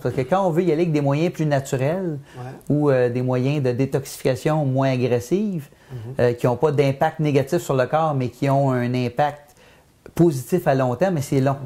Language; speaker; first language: French; native; French